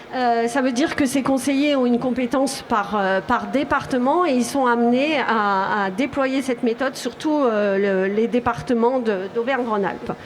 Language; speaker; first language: French; native; French